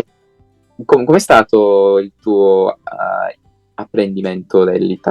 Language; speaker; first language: Italian; non-native, fluent; English